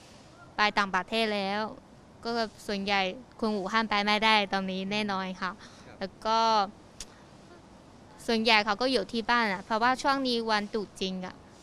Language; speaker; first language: Thai; non-native, learner; Chinese